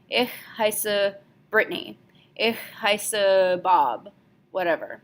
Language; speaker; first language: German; non-native, fluent; English